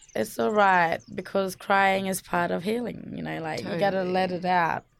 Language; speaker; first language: English; non-native, local second language; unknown